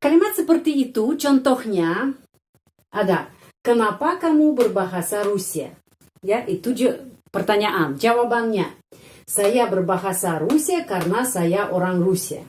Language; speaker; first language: Indonesian; non-native, fluent; Russian